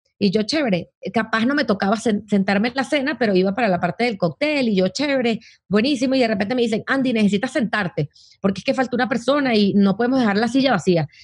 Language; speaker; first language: Spanish; native; Spanish